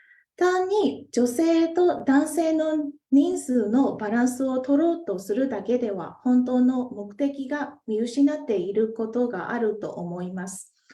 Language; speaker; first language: Japanese; non-native, fluent; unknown